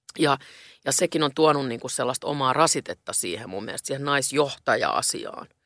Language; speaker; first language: Finnish; non-native, local second language; Swedish